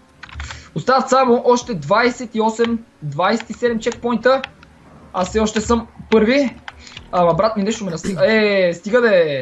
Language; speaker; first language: Bulgarian; native; Bulgarian